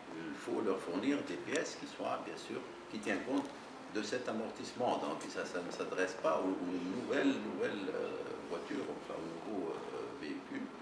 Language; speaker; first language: French; non-native, local second language; Arabic